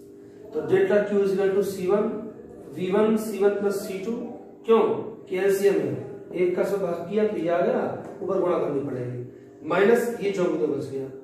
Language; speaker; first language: Hindi; native; Hindi